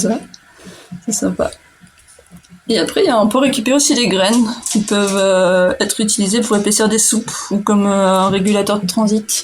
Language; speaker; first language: French; native; French